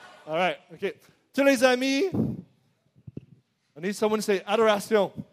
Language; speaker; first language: English; native; English